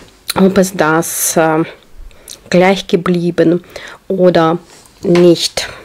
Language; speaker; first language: German; non-native, learner; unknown